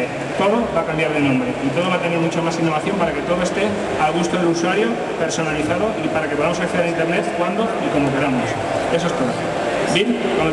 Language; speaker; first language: Spanish; native; Spanish